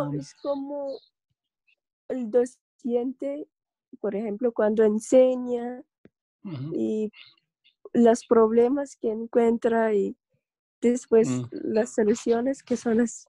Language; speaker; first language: Spanish; non-native, learner; Russian